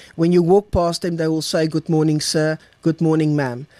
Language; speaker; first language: English; non-native, local second language; Afrikaans